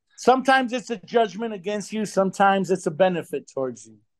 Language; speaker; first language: English; early bilingual, other home language; Spanish